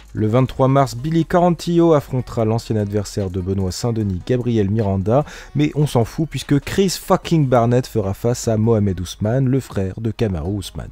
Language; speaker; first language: French; native; French